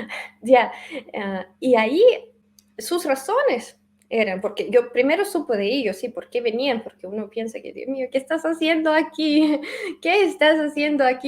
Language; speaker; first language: Spanish; non-native, fluent; Russian